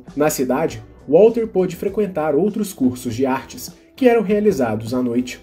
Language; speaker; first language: Portuguese; native; Portuguese